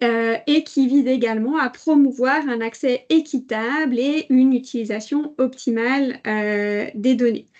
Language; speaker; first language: French; native; French